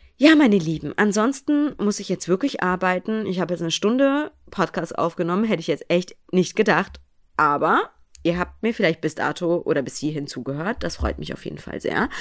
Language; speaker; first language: German; early bilingual, other home language; Persian